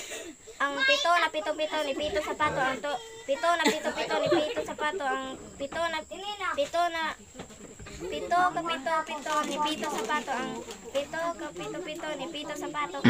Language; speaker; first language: Cebuano; native; Cebuano